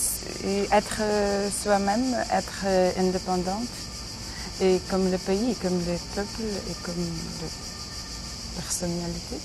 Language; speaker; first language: French; non-native, learner; Ukrainian